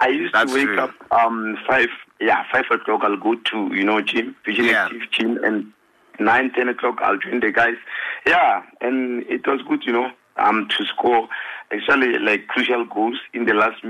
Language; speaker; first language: English; non-native, local second language; Northern Sotho